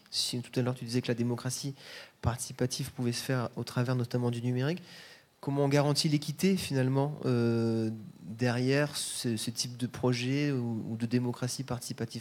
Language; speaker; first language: French; native; French